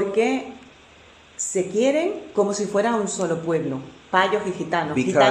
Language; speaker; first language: Spanish; native; Spanish